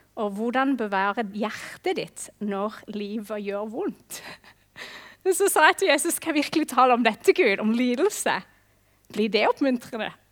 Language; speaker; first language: Norwegian; non-native, fluent; English